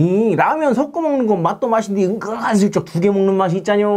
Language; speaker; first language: Korean; native; Korean